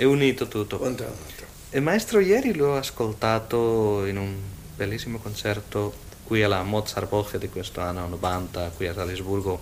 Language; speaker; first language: Italian; non-native, fluent; Spanish